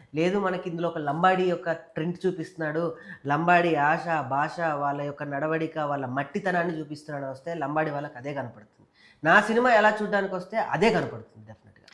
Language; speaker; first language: Telugu; native; Telugu